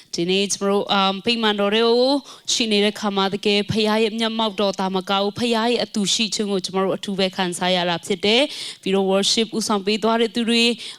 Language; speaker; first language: Burmese; non-native, local second language; Tedim Chin